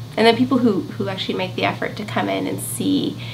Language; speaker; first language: English; native; English